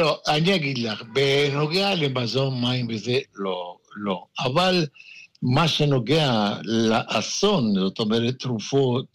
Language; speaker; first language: Hebrew; non-native, fluent; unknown